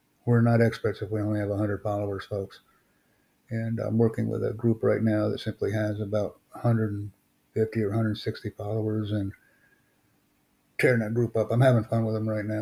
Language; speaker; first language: English; native; English